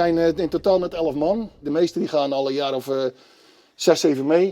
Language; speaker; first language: Dutch; native; Dutch